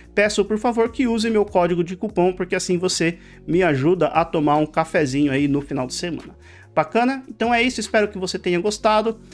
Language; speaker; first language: Portuguese; native; Portuguese